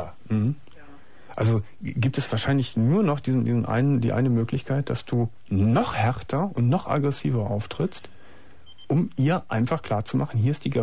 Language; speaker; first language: German; native; German